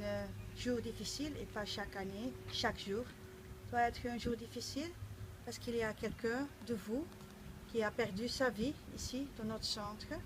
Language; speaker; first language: French; non-native, local second language; Dutch